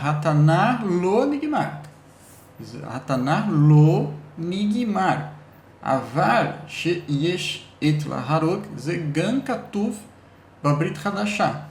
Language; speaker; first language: Hebrew; non-native, learner; Portuguese